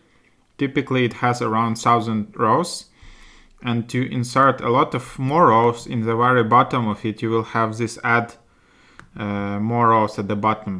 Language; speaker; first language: English; non-native, fluent; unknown